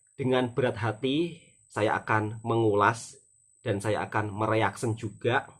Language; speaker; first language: Indonesian; native; Indonesian